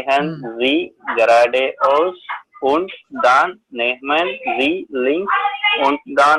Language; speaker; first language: German; non-native, learner; Kannada